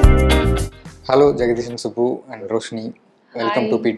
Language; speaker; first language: Tamil; native; Tamil